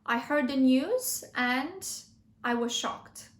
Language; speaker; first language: English; non-native, fluent; Romanian